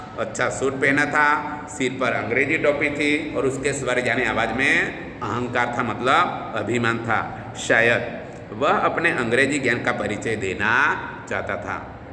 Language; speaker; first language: Hindi; non-native, local second language; Gujarati